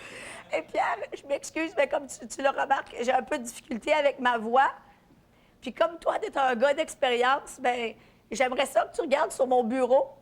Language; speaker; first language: French; native; French